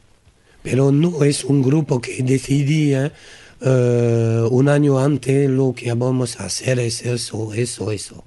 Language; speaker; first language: Spanish; non-native, learner; French